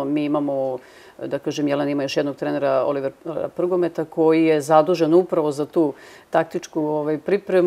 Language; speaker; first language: Serbian; native; Serbian